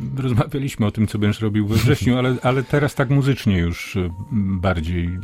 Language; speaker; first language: Polish; native; Polish